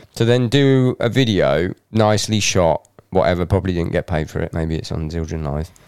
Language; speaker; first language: English; native; English